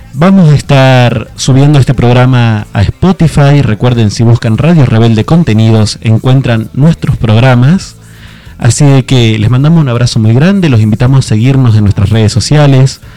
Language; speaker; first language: Spanish; native; Spanish